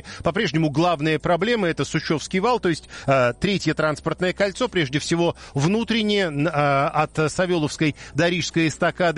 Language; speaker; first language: Russian; native; Russian